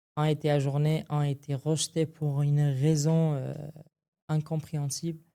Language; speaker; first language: French; non-native, fluent; Arabic